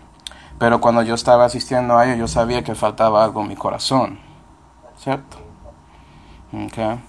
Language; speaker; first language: Spanish; non-native, fluent; English